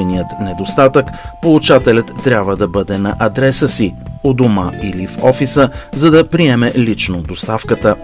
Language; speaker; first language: Bulgarian; native; Bulgarian